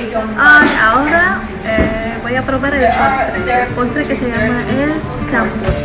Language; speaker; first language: Spanish; non-native, learner; Indonesian